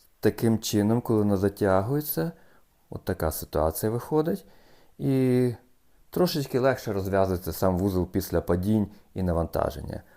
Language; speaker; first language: Ukrainian; native; Ukrainian